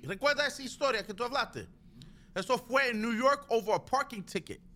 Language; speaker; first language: Spanish; early bilingual, other home language; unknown